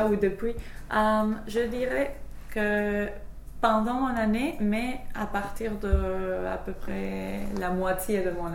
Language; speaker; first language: French; non-native, fluent; English